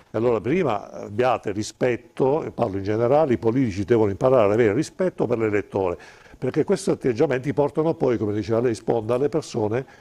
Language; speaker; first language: Italian; native; Italian